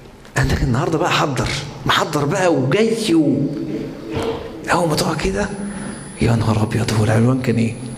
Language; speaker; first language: Arabic; native; Arabic